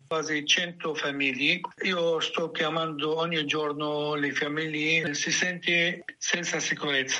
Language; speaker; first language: Italian; non-native, learner; Arabic